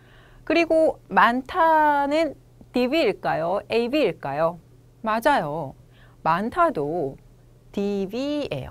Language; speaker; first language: Korean; native; Korean